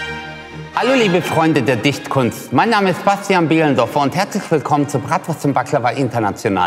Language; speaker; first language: German; native; German